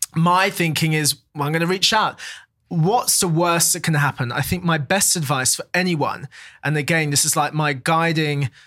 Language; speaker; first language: English; native; English